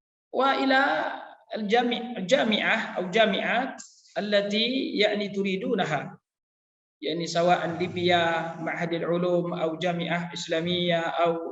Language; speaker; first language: Arabic; non-native, fluent; Indonesian